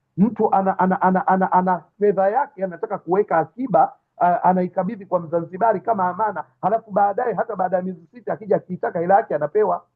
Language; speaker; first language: Swahili; native; Swahili